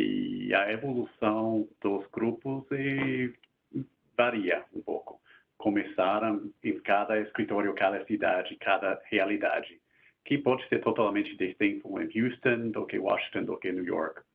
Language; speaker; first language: Portuguese; non-native, fluent; English